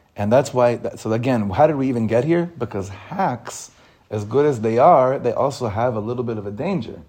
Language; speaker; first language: English; native; English